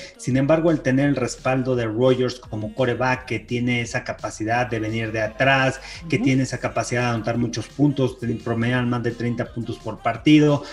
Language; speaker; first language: Spanish; native; Spanish